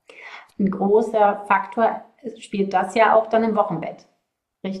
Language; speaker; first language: German; native; German